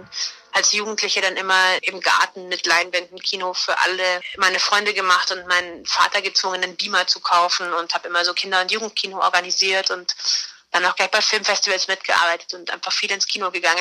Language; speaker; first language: German; native; German